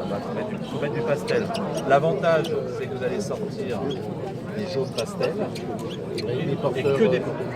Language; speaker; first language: French; native; French